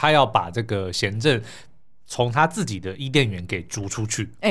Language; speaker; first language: Chinese; native; Chinese